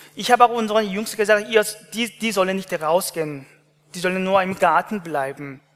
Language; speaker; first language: German; non-native, fluent; Korean